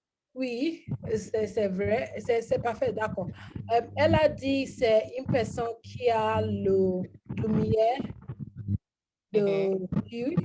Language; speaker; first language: French; non-native, learner; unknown